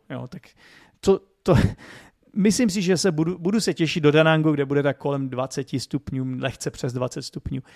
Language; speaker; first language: Czech; native; Czech